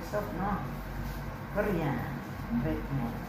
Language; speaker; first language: English; non-native, local second language; Filipino